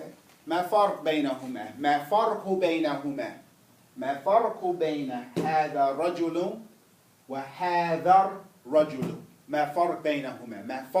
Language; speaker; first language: Arabic; non-native, fluent; English